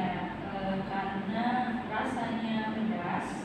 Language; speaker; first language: Indonesian; non-native, learner; Arabic